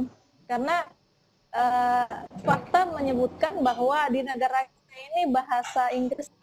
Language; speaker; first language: Indonesian; native; Indonesian